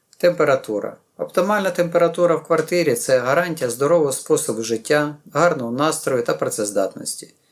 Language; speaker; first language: Ukrainian; non-native, local second language; Russian